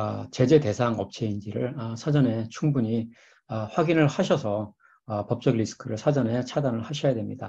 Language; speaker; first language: Korean; native; Korean